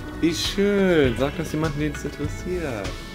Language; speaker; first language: German; native; German